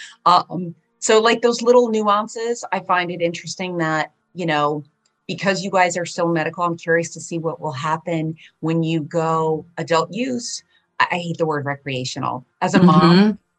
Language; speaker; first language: English; early bilingual, other home language; Polish